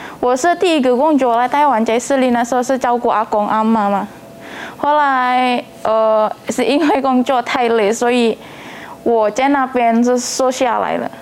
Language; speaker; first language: Chinese; non-native, learner; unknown